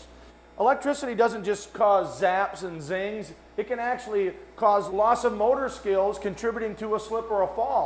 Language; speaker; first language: English; native; English